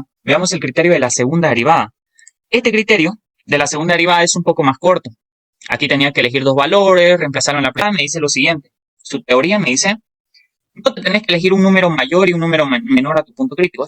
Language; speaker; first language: Spanish; native; Spanish